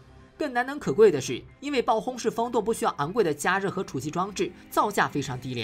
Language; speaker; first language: Chinese; native; Chinese